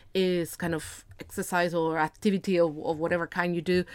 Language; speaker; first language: English; non-native, fluent; Spanish